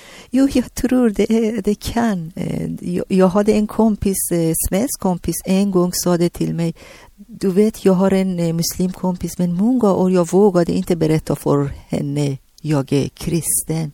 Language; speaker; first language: Swedish; non-native, learner; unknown